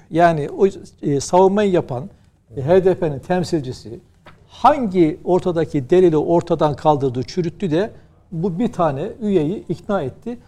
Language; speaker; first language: Turkish; native; Turkish